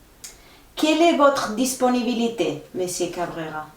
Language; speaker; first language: French; non-native, fluent; Spanish